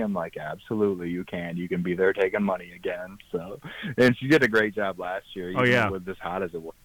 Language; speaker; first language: English; native; English